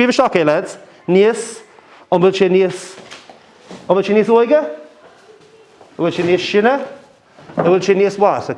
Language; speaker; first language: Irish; non-native, local second language; English